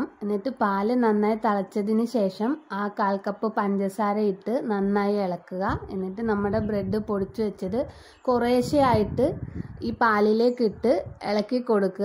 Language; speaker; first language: Malayalam; early bilingual, heritage; Malayalam